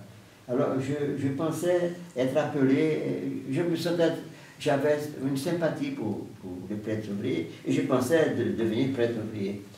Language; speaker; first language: French; non-native, fluent; Portuguese